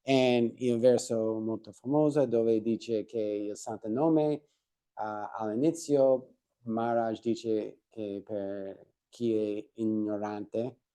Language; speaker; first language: Italian; non-native, fluent; English